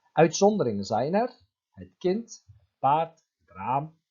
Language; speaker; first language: Dutch; non-native, fluent; Turkish